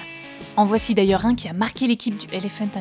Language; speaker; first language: French; native; French